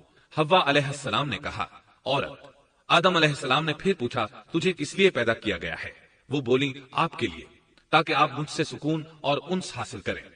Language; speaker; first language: Urdu; native; Urdu